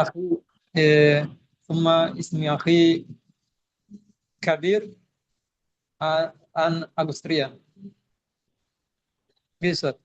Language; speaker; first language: Arabic; non-native, learner; Indonesian